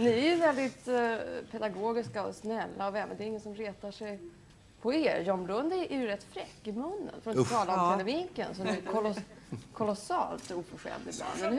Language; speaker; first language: Swedish; native; Swedish